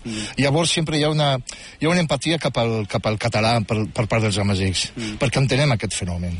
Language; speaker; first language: Catalan; non-native, fluent; Riffian